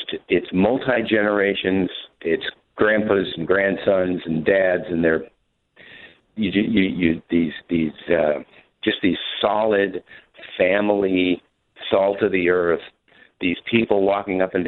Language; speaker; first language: English; native; English